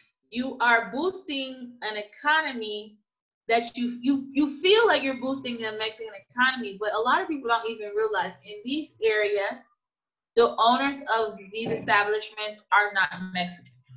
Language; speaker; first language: English; native; English